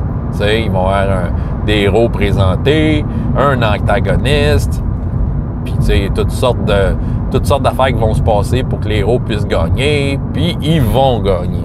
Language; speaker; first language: French; native; French